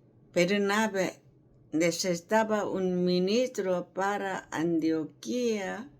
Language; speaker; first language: Spanish; non-native, learner; Korean